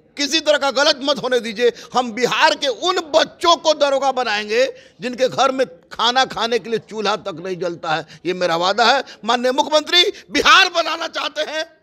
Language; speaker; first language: Hindi; native; Hindi